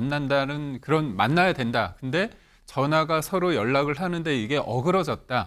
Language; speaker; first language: Korean; native; Korean